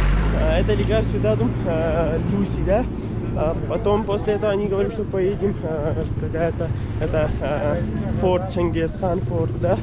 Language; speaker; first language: Russian; non-native, learner; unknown